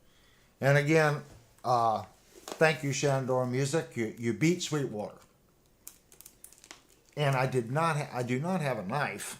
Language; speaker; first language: English; native; English